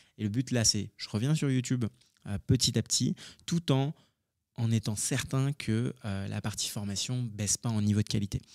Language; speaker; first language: French; early bilingual, other home language; Hindi